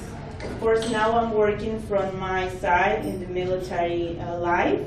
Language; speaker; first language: English; non-native, fluent; Spanish